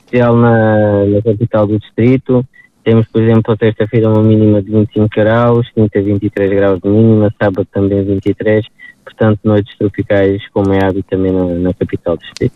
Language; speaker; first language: Portuguese; native; Portuguese